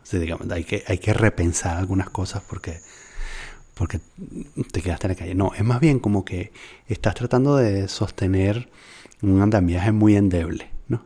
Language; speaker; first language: Spanish; native; Spanish